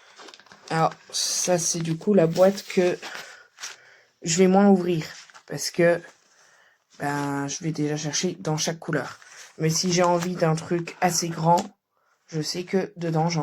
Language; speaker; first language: French; native; French